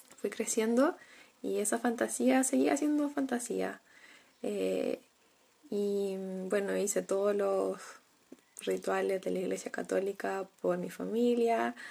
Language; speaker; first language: Spanish; native; Spanish